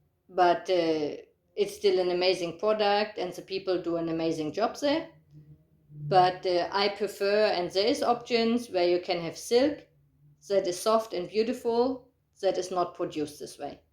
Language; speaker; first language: English; non-native, fluent; German